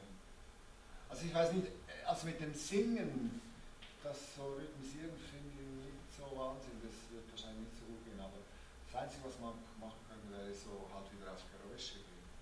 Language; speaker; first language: German; native; German